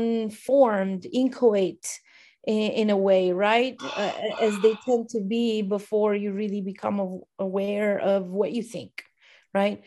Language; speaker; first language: English; non-native, fluent; Romanian